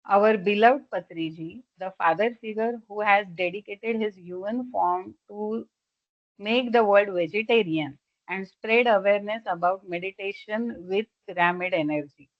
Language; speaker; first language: English; non-native, local second language; Marathi